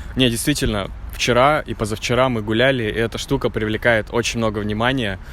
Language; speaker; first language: Russian; native; Russian